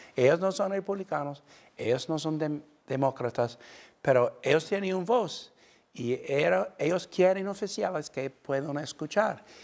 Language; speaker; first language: Spanish; non-native, fluent; English